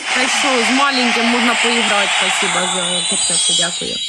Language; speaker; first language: Ukrainian; native; Ukrainian